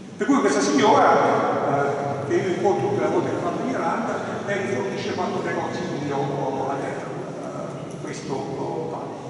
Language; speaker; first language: Italian; native; Italian